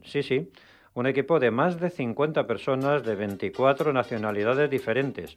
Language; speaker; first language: Spanish; native; Spanish